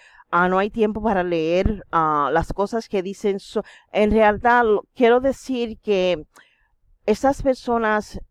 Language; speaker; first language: Spanish; non-native, fluent; English